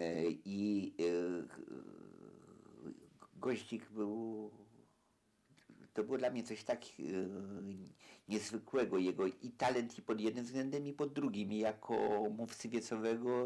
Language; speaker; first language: Polish; native; Polish